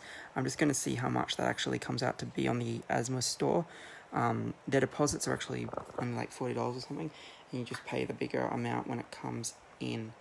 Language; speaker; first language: English; native; English